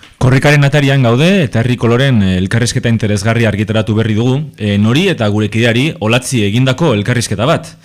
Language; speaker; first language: Basque; non-native, local second language; Spanish